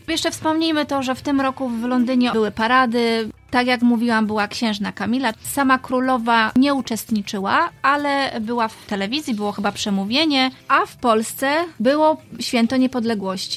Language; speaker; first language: Polish; native; Polish